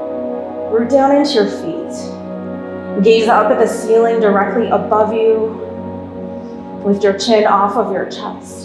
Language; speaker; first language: English; native; English